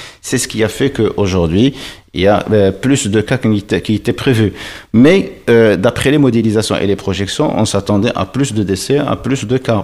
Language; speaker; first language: French; non-native, local second language; Arabic